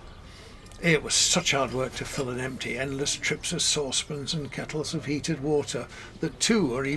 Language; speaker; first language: English; native; English